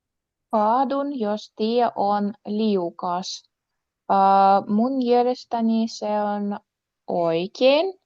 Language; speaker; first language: Finnish; non-native, learner; Russian